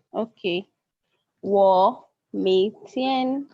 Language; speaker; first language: Chinese; non-native, learner; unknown